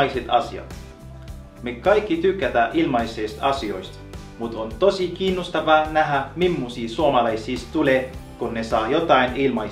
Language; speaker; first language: Finnish; non-native, fluent; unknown